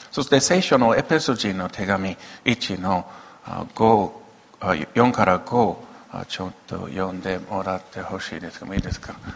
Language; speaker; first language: Japanese; non-native, local second language; English